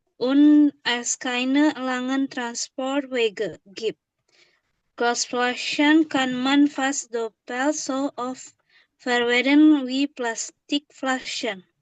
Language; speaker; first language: German; non-native, learner; Indonesian